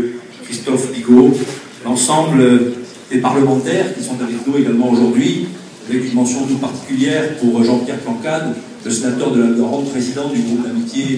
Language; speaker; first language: French; native; French